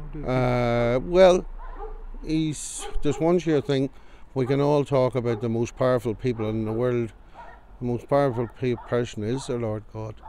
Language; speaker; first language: English; native; English